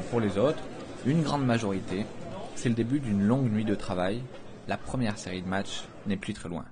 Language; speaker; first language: French; native; French